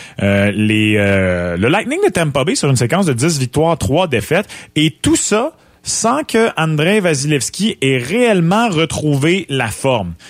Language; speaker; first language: French; native; French